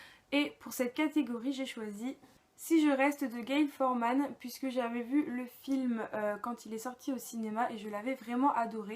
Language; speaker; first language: French; native; French